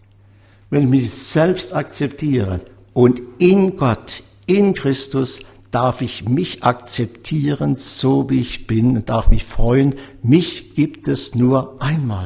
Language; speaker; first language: German; native; German